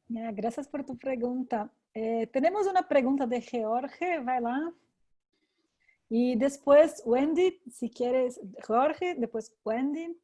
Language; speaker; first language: Spanish; non-native, fluent; Portuguese